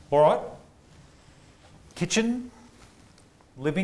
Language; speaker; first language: English; native; English